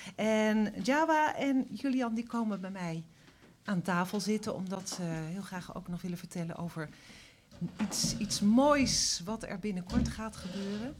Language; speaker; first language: Dutch; native; Dutch